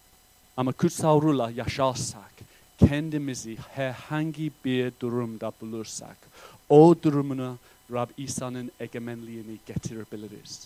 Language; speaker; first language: Turkish; non-native, fluent; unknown